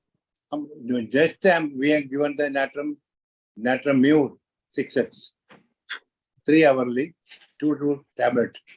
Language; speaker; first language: Hindi; non-native, local second language; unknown